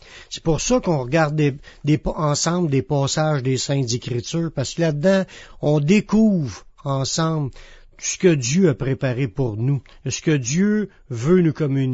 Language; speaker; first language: French; native; French